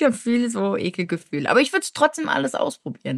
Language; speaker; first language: German; native; German